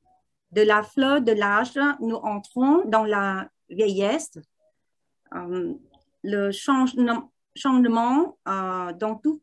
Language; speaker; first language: French; non-native, learner; Vietnamese